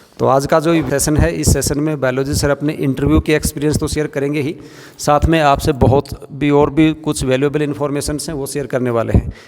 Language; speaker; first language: Hindi; native; Hindi